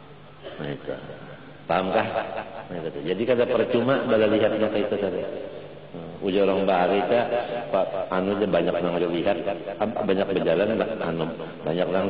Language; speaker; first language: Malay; non-native, local second language; Banjar